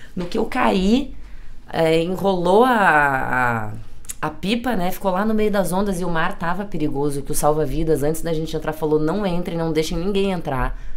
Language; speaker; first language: Portuguese; native; Portuguese